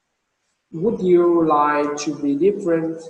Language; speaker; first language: English; non-native, fluent; Vietnamese